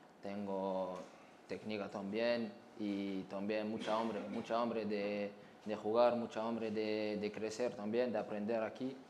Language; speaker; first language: Spanish; non-native, learner; French